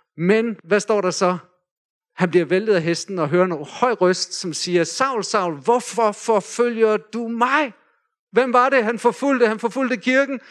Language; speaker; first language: Danish; native; Danish